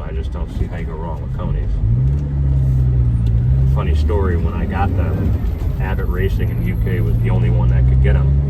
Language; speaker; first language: English; native; English